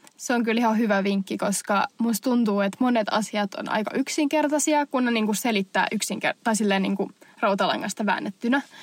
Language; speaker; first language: Finnish; native; Finnish